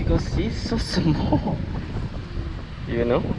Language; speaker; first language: English; non-native, learner; Korean